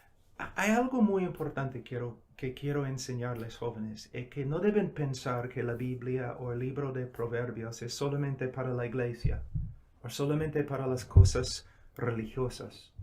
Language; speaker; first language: Spanish; non-native, fluent; English